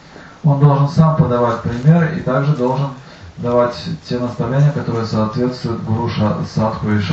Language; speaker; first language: Russian; native; Russian